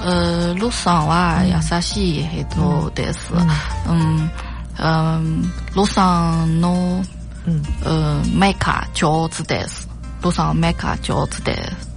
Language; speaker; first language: Japanese; non-native, learner; Chinese